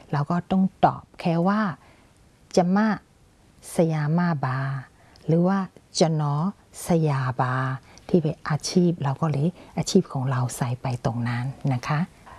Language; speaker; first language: Thai; non-native, fluent; Burmese